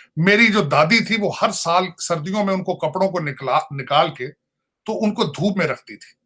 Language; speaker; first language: Urdu; non-native, local second language; Punjabi